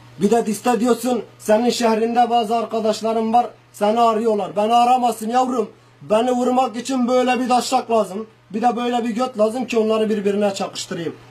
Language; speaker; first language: Turkish; non-native, local second language; Zaza